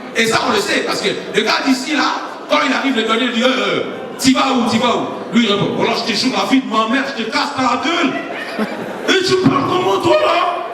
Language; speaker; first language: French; non-native, local second language; Lingala